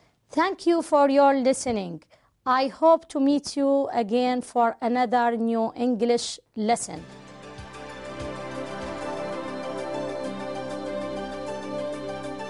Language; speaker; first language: English; non-native, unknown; Arabic